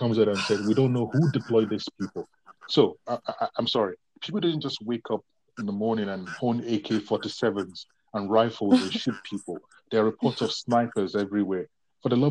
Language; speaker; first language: English; non-native, local second language; Yoruba